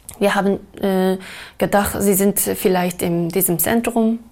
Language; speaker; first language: German; non-native, learner; Uyghur